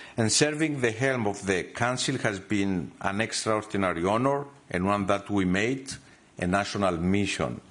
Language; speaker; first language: English; non-native, fluent; Greek